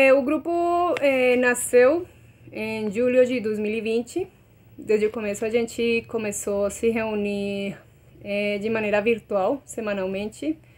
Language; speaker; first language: Portuguese; non-native, fluent; Spanish